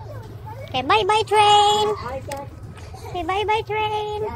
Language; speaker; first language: English; non-native, local second language; Filipino